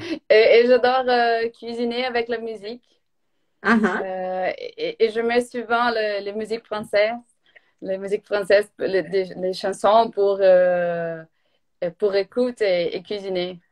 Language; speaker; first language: French; non-native, learner; Portuguese